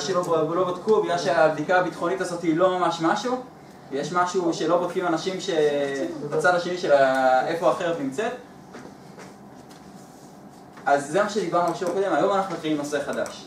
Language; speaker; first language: Hebrew; native; Hebrew